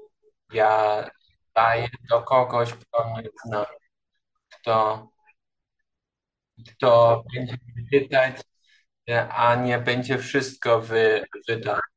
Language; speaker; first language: Polish; non-native, learner; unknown